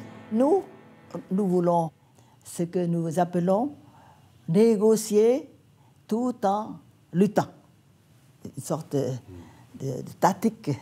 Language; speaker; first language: French; non-native, fluent; Vietnamese